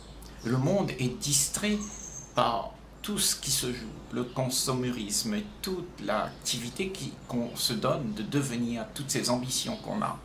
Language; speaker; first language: French; native; French